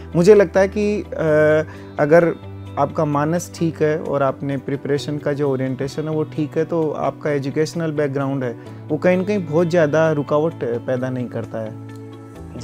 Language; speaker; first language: Hindi; native; Hindi